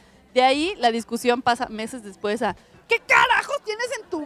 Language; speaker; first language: Spanish; native; Spanish